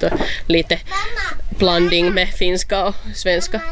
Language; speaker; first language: Swedish; non-native, local second language; Finnish